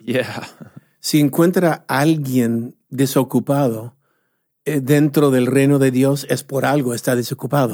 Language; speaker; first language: Spanish; non-native, fluent; English